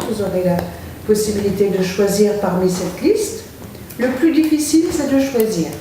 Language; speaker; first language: French; native; French